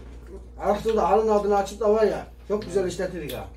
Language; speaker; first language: Korean; non-native, learner; Turkish